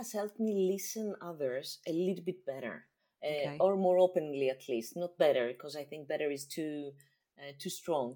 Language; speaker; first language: English; non-native, fluent; Greek